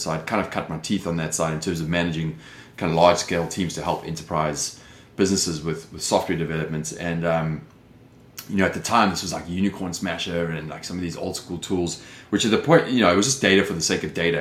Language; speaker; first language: English; native; English